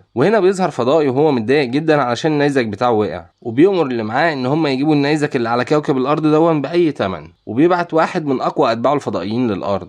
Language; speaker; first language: Arabic; native; Arabic